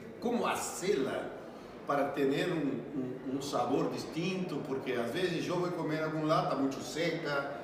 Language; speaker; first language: Spanish; non-native, learner; Portuguese